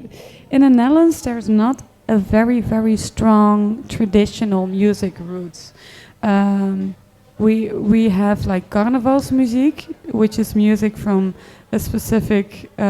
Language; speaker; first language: English; non-native, fluent; Dutch